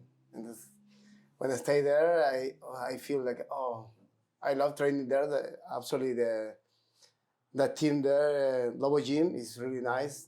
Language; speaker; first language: English; non-native, learner; Spanish